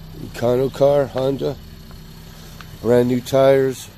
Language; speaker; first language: English; native; English